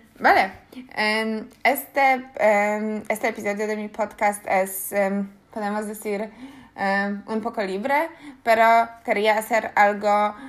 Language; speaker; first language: Spanish; non-native, learner; Polish